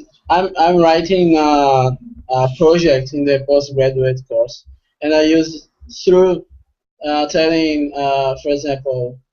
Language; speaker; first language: English; non-native, fluent; Portuguese